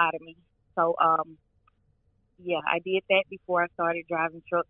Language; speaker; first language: English; native; English